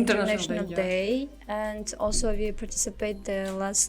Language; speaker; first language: English; non-native, learner; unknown